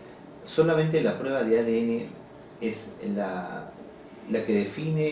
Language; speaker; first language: Spanish; native; Spanish